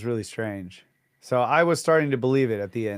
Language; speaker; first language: English; native; English